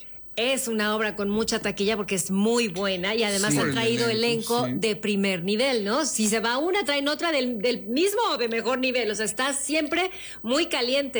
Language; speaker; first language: Spanish; native; Spanish